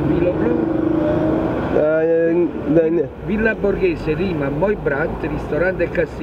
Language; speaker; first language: Russian; non-native, learner; Italian